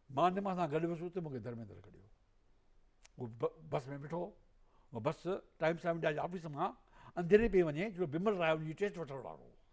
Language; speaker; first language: Sindhi; native; Sindhi